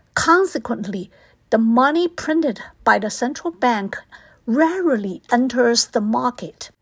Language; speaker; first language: English; non-native, fluent; Chinese